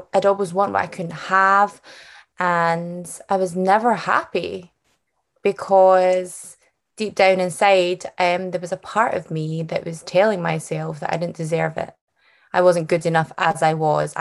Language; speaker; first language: English; native; English